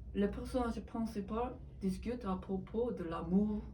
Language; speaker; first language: French; non-native, learner; Korean